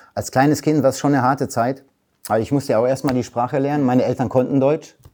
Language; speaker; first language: German; early bilingual, other home language; Polish